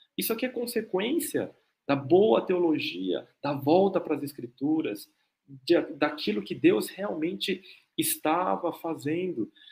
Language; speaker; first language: Portuguese; non-native, fluent; Korean